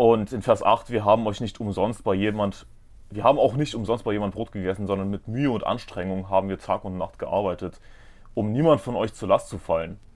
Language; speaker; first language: German; native; German